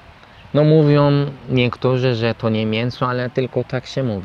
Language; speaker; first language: Polish; non-native, fluent; Turkish